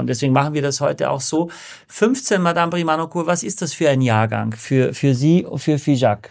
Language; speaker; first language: German; native; German